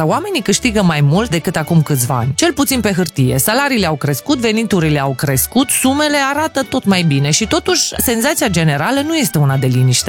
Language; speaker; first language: Romanian; native; Romanian